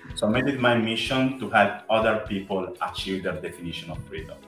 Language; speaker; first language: English; non-native, fluent; Italian